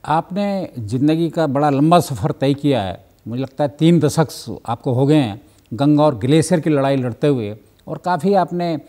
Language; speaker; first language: Hindi; native; Hindi